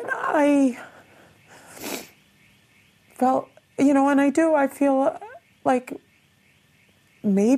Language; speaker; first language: English; native; English